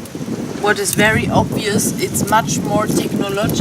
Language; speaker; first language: English; non-native, fluent; German